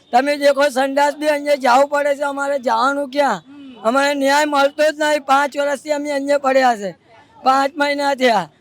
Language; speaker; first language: Gujarati; native; Gujarati